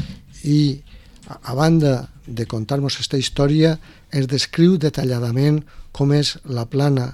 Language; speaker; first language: Catalan; native; Catalan